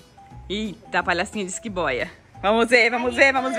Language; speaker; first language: Portuguese; native; Portuguese